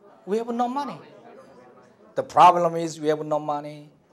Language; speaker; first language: English; non-native, fluent; Korean